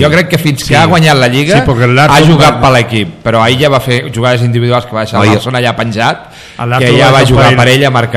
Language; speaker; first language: Catalan; native; Catalan